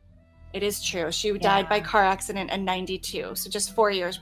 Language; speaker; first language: English; native; English